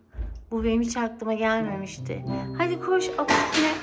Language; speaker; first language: Turkish; native; Turkish